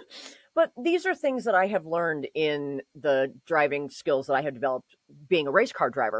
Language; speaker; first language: English; native; English